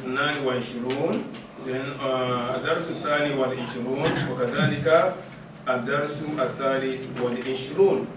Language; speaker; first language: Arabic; non-native, fluent; Malay